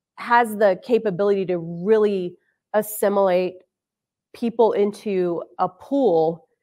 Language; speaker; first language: English; native; English